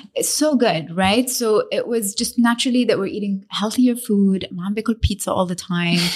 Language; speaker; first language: English; early bilingual, other home language; Arabic